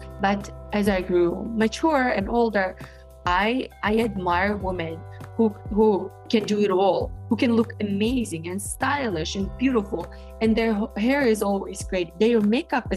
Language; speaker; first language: English; non-native, fluent; Kyrgyz